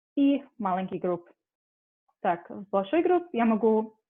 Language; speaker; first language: Russian; non-native, learner; English